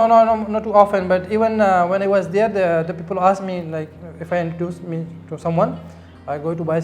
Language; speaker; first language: English; non-native, local second language; Urdu